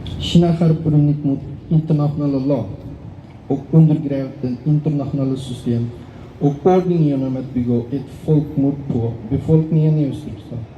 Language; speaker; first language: Swedish; non-native, fluent; Uyghur